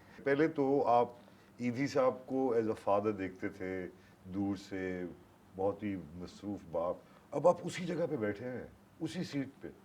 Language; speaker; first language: Urdu; native; Urdu